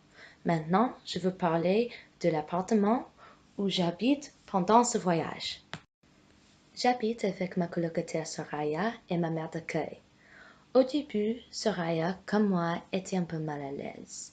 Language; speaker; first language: French; non-native, fluent; English